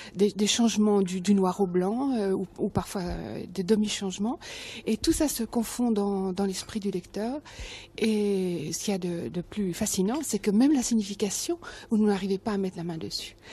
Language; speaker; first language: French; native; French